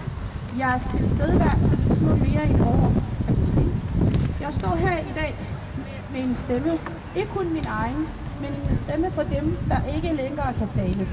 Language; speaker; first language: Danish; non-native, fluent; Persian